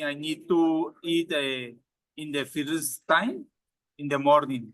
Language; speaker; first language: English; non-native, learner; Spanish